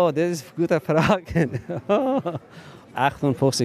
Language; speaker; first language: German; non-native, learner; Persian